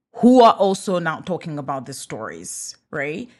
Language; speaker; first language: English; native; English